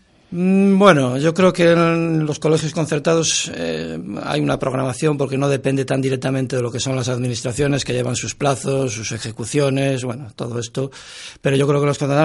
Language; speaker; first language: Spanish; native; Spanish